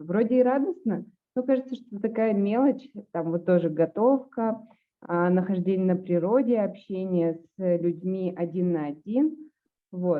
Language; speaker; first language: Russian; native; Russian